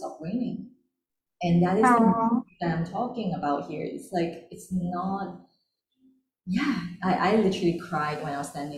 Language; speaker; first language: English; non-native, local second language; Chinese